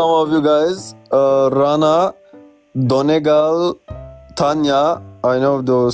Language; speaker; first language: English; non-native, fluent; Turkish